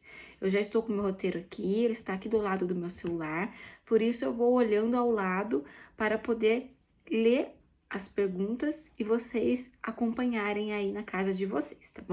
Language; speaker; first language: Portuguese; native; Portuguese